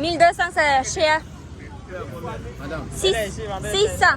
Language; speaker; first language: French; non-native, learner; Kazakh